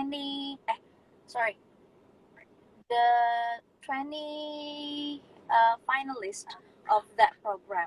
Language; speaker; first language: English; non-native, fluent; Indonesian